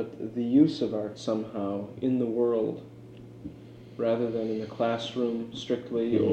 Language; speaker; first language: English; native; English